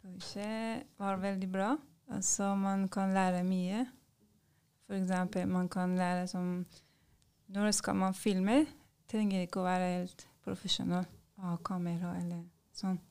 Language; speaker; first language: Norwegian; non-native, learner; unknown